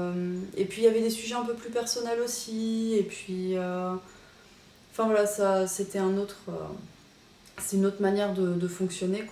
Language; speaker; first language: French; native; French